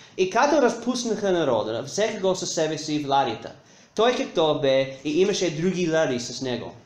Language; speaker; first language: Bulgarian; non-native, fluent; English